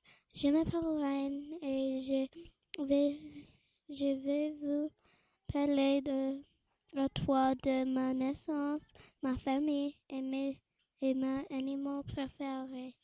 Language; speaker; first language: French; non-native, learner; English